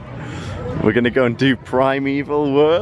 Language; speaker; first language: English; native; English